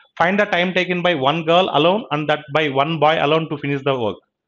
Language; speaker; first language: English; non-native, local second language; Telugu